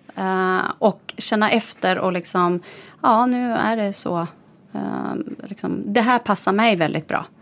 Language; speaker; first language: Swedish; native; Swedish